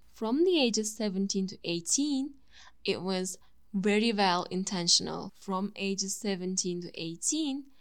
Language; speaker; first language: English; non-native, fluent; Turkish